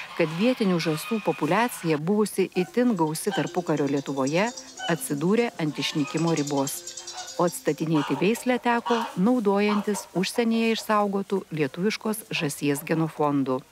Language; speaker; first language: Lithuanian; native; Lithuanian